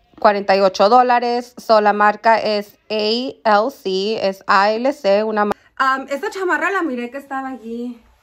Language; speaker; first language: Spanish; early bilingual, heritage; Spanish